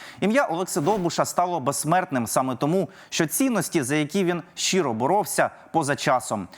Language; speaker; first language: Ukrainian; native; Ukrainian